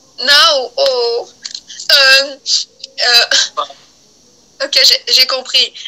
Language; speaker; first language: French; early bilingual, other home language; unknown